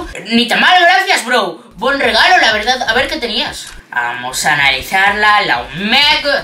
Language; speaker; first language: Spanish; native; Spanish